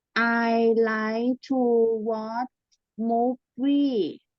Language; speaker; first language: English; non-native, learner; Thai